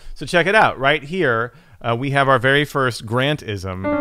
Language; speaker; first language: English; native; English